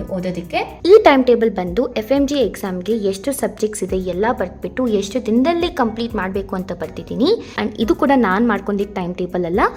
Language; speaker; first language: Kannada; non-native, local second language; Telugu